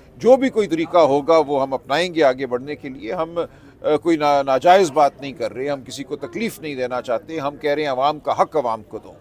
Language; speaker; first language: Urdu; native; Urdu